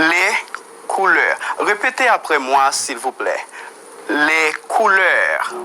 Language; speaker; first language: French; non-native, fluent; Spanish